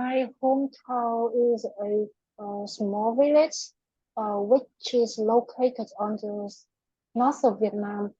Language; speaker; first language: English; non-native, learner; Vietnamese